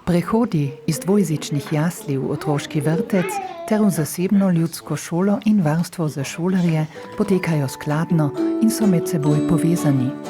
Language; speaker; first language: Slovenian; native; Slovenian